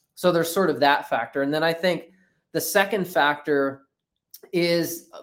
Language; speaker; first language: English; native; English